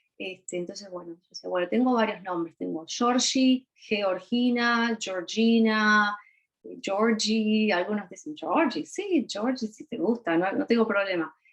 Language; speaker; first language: Spanish; native; Spanish